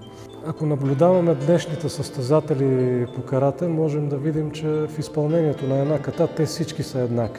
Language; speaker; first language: Bulgarian; native; Bulgarian